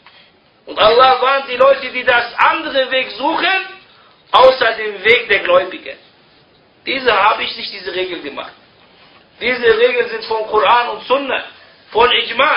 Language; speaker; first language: German; non-native, fluent; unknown